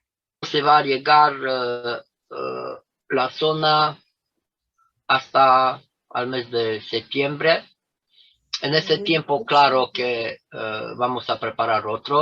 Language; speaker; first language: Spanish; non-native, fluent; Romanian